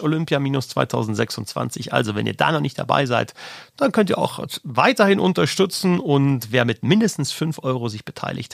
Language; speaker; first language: German; native; German